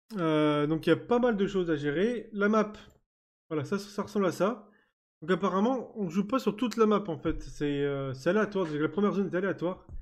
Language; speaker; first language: French; native; French